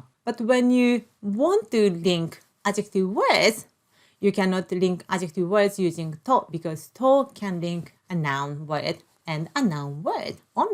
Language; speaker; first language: English; non-native, local second language; Japanese